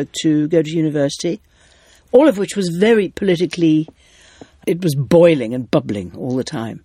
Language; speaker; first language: English; native; English